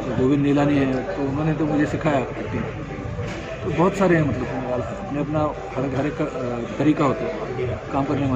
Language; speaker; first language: Hindi; non-native, local second language; Marathi